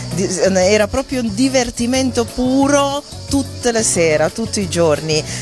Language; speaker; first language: Italian; non-native, fluent; Dutch